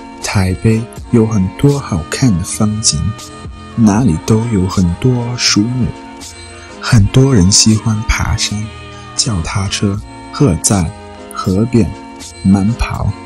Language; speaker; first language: Chinese; non-native, learner; English